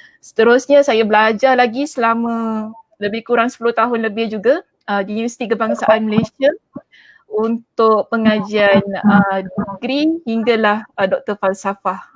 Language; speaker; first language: Malay; native; Malay